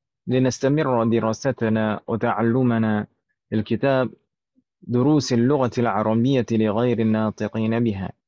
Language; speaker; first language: Arabic; non-native, fluent; Indonesian